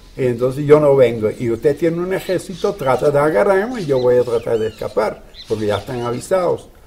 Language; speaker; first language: Spanish; non-native, fluent; Dutch